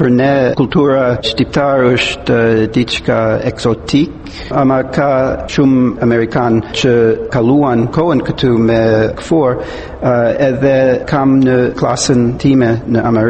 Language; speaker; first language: Albanian; non-native, fluent; English